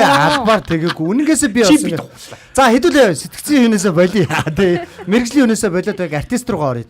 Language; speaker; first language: Mongolian; native; Mongolian